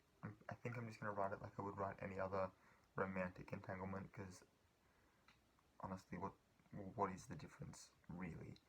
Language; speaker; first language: English; native; English